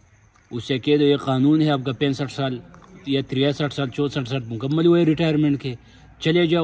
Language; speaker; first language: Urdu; non-native, local second language; Pashto